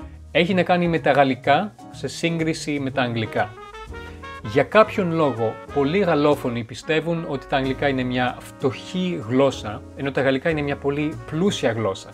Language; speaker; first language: Greek; non-native, fluent; French